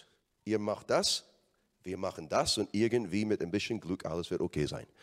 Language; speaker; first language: German; non-native, fluent; English